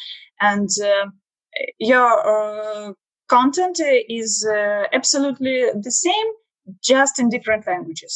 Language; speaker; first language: English; non-native, learner; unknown